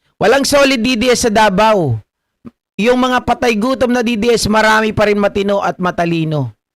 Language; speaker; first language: Filipino; native; Filipino